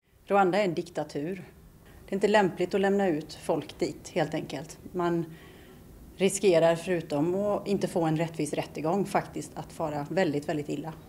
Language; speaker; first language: Swedish; native; Swedish